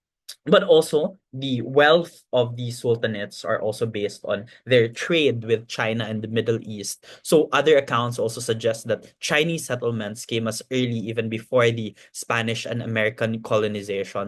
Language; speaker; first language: English; non-native, local second language; Cebuano